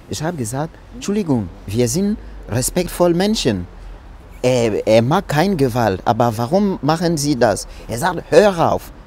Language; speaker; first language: German; non-native, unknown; French